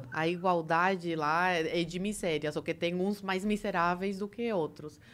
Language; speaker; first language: Portuguese; early bilingual, other home language; Spanish